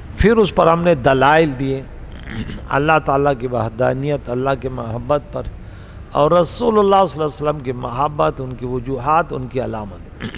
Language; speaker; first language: Urdu; non-native, local second language; Pashto